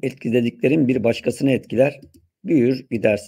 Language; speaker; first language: Turkish; native; Turkish